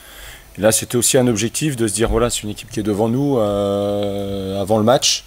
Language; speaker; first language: French; native; French